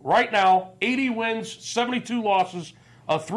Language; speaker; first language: English; native; English